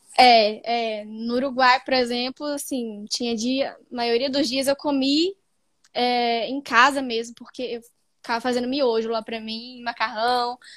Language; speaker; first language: Portuguese; native; Portuguese